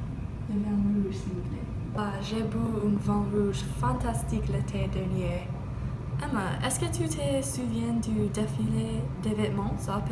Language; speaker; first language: French; non-native, learner; English